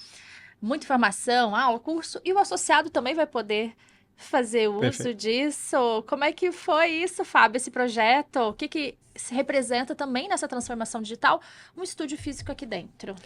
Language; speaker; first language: Portuguese; native; Portuguese